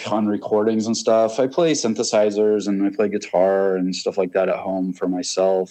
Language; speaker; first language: English; native; English